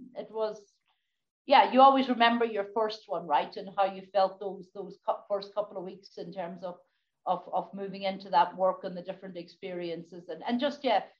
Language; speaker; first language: English; native; English